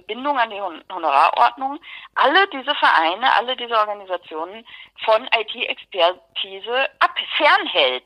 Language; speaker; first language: German; native; German